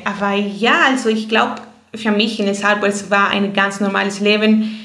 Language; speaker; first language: German; non-native, fluent; Spanish